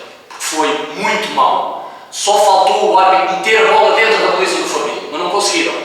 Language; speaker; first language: Portuguese; native; Portuguese